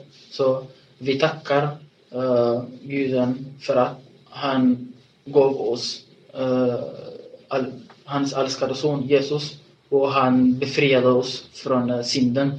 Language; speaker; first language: Swedish; non-native, fluent; Tigrinya